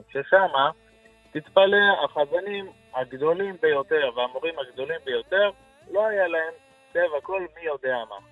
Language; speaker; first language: Hebrew; native; Hebrew